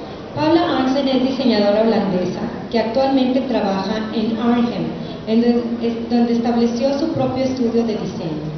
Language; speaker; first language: Spanish; native; Spanish